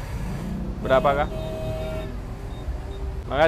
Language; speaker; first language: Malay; non-native, fluent; Urdu